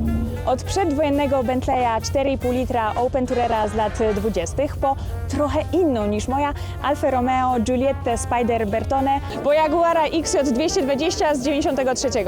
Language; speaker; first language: Polish; native; Polish